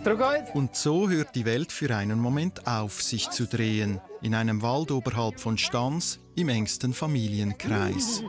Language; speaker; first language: German; native; German